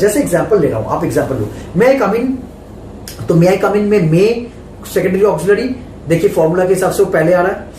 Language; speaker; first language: Hindi; non-native, local second language; Bangla